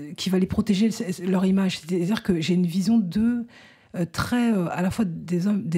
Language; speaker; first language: French; native; French